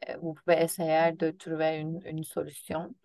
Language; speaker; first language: French; non-native, learner; Turkish